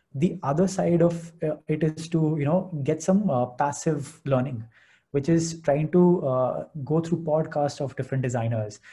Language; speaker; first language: English; non-native, local second language; Hindi